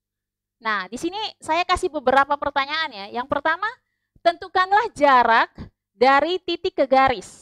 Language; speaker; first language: Indonesian; native; Indonesian